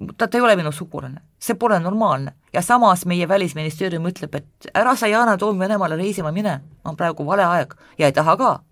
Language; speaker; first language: Estonian; non-native, local second language; Russian